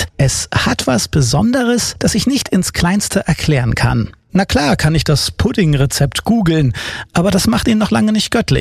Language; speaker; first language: German; native; German